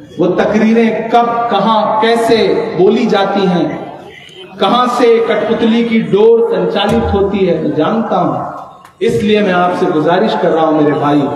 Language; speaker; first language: Hindi; native; Hindi